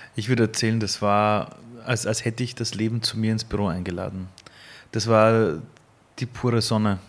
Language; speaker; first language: German; early bilingual, other home language; Persian